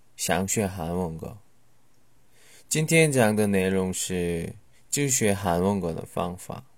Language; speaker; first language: Chinese; non-native, learner; Korean